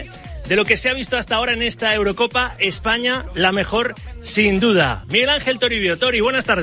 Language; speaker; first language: Spanish; native; Spanish